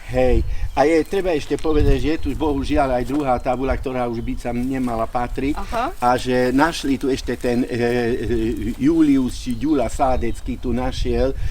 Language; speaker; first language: Slovak; non-native, local second language; Hungarian